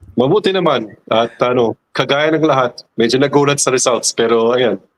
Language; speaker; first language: Filipino; early bilingual, other home language; English